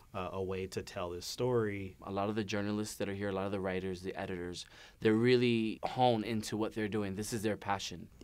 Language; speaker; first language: English; native; English